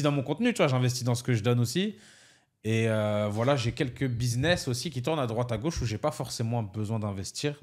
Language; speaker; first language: French; native; French